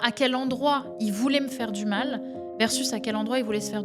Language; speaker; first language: French; native; French